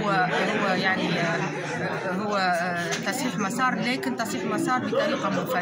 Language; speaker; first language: Arabic; native; Arabic